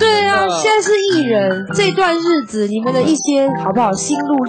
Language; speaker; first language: Chinese; native; Chinese